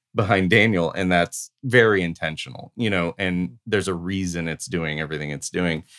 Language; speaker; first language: English; native; English